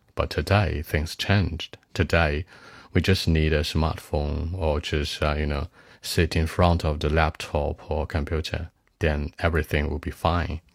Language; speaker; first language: English; non-native, fluent; Chinese